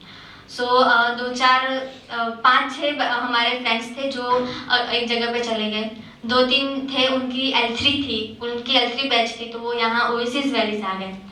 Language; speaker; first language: Hindi; native; Hindi